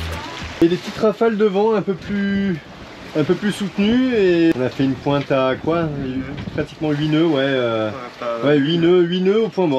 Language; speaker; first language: French; native; French